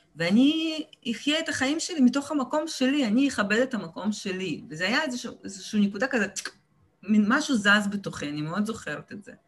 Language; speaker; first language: Hebrew; early bilingual, other home language; Russian